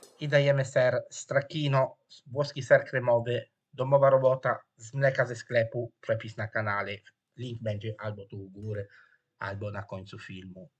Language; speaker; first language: Polish; non-native, fluent; Italian